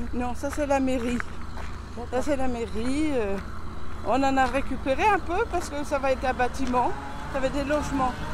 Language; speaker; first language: French; native; French